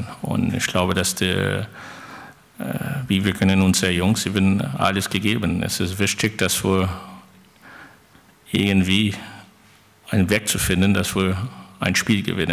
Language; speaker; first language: German; non-native, fluent; French